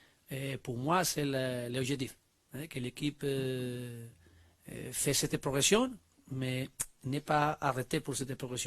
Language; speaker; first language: French; non-native, learner; Spanish